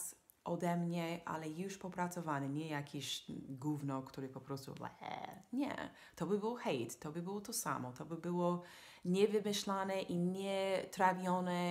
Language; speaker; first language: Polish; non-native, fluent; English